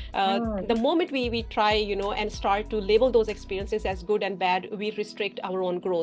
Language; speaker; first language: English; non-native, fluent; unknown